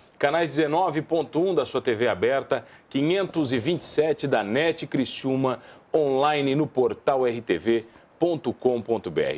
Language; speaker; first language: Portuguese; native; Portuguese